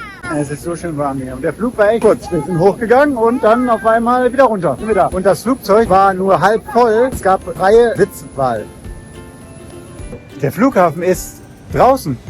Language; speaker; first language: German; native; German